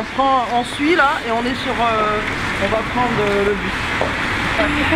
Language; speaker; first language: French; native; French